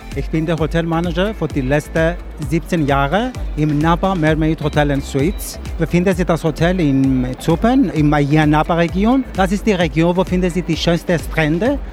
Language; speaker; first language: German; non-native, learner; Greek